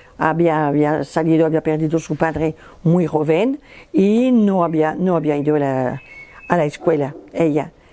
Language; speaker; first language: Spanish; non-native, fluent; French